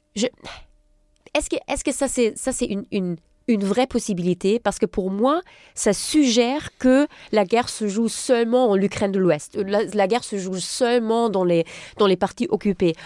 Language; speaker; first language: French; non-native, fluent; German